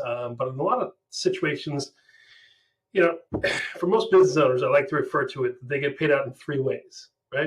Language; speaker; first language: English; native; English